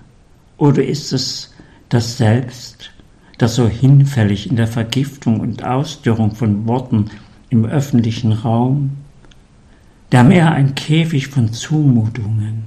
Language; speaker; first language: German; native; German